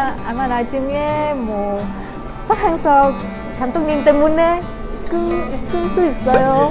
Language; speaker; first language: Korean; non-native, learner; Vietnamese